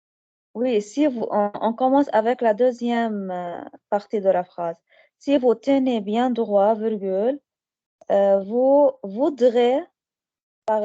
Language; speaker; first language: French; non-native, learner; Arabic